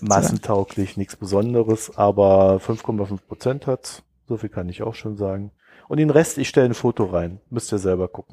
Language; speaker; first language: German; native; German